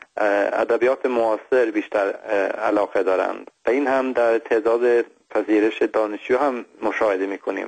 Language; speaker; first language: Persian; non-native, fluent; Swedish